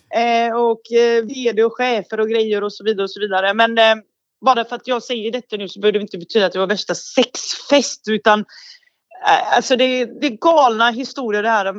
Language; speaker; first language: Swedish; early bilingual, other home language; Bosnian